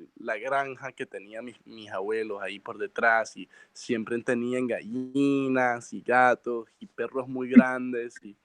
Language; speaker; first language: Spanish; early bilingual, heritage; Spanish